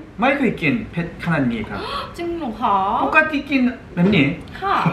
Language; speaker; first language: Thai; non-native, learner; Korean